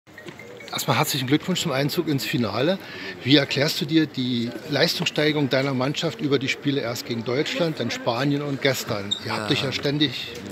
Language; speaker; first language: German; native; German